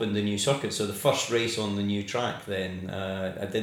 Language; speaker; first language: English; native; English